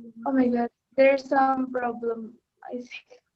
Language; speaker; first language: English; non-native, learner; Indonesian